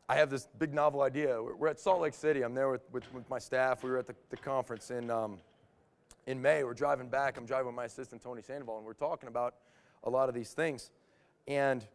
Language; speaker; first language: English; native; English